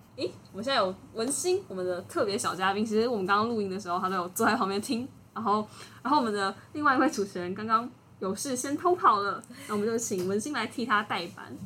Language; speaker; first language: Chinese; native; Chinese